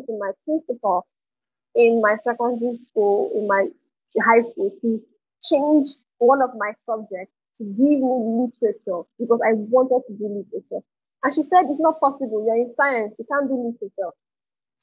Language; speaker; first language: English; non-native, local second language; Igbo